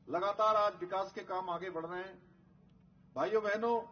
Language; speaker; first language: Hindi; native; Hindi